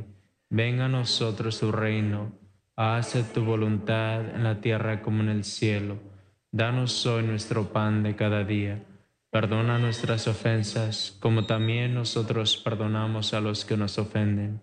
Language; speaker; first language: Spanish; native; Spanish